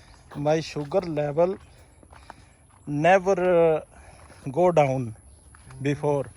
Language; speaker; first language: English; non-native, learner; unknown